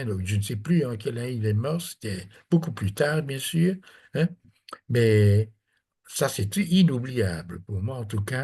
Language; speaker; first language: French; non-native, fluent; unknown